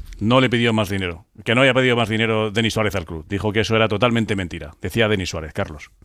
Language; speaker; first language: Spanish; native; Spanish